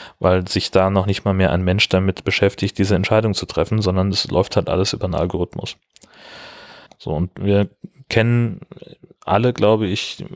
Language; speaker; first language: German; native; German